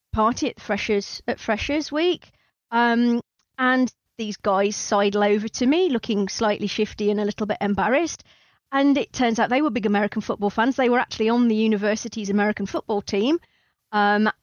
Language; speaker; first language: English; native; English